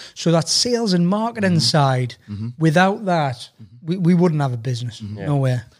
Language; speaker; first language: English; native; English